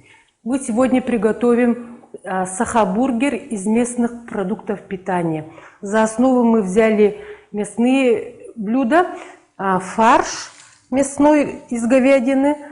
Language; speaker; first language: Russian; non-native, local second language; Yakut